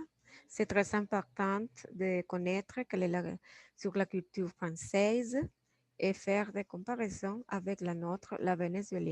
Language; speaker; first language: French; non-native, fluent; Spanish